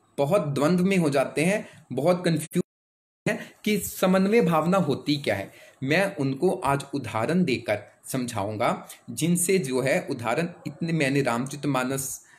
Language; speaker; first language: Hindi; native; Hindi